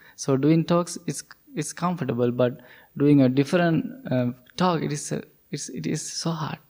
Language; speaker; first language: English; non-native, local second language; Sinhala